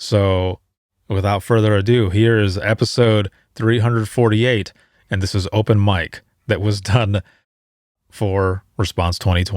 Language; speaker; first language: English; native; English